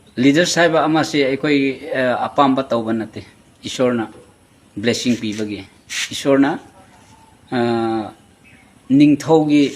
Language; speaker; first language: Manipuri; non-native, local second language; Tangkhul Naga (India)